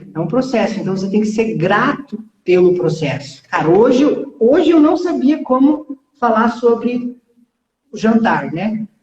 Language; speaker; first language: Portuguese; early bilingual, heritage; Portuguese